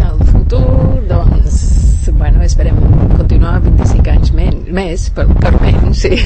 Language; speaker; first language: Catalan; non-native, fluent; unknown